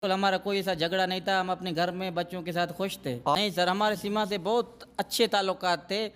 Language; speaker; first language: Urdu; non-native, local second language; Sindhi